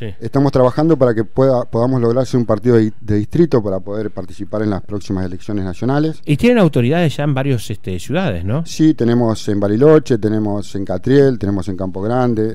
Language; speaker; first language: Spanish; native; Spanish